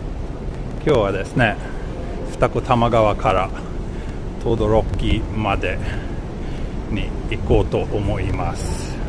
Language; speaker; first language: Japanese; non-native, learner; English